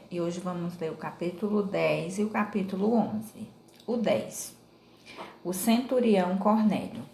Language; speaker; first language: Portuguese; native; Portuguese